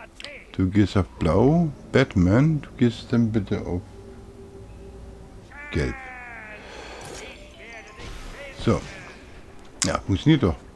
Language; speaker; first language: German; native; German